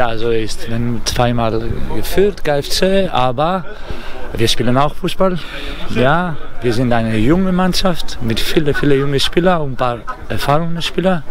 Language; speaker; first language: German; non-native, learner; Greek